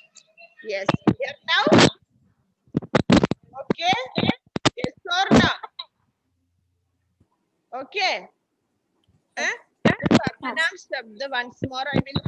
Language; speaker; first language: English; non-native, local second language; Malayalam